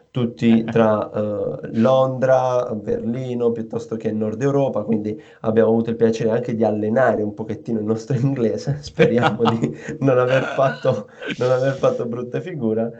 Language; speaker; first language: Italian; native; Italian